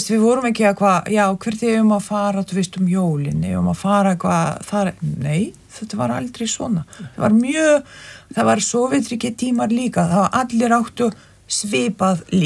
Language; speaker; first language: Icelandic; non-native, fluent; Lithuanian